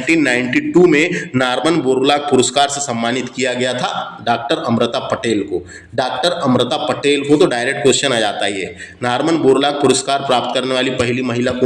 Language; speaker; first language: Hindi; native; Hindi